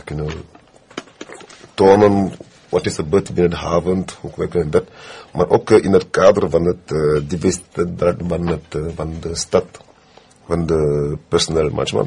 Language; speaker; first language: Dutch; non-native, fluent; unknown